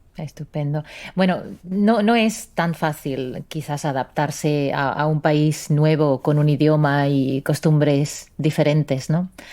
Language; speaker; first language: Spanish; native; Spanish